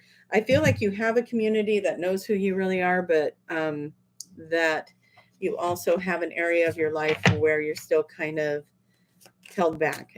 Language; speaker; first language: English; native; English